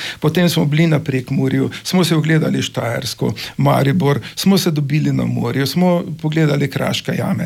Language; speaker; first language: Slovenian; native; Slovenian